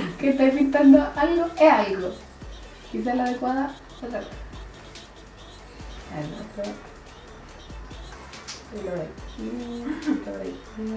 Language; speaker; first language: Spanish; native; Spanish